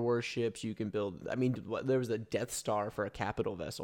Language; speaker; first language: English; native; English